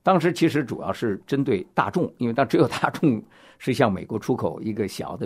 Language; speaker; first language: Chinese; native; Chinese